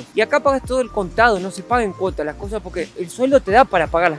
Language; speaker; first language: Spanish; native; Spanish